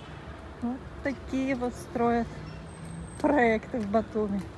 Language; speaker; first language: Russian; native; Russian